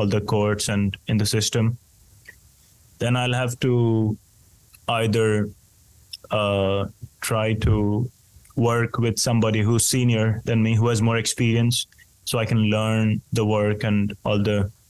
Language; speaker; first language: English; non-native, local second language; Hindi